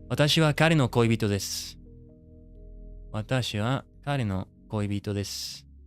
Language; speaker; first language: Japanese; non-native, learner; English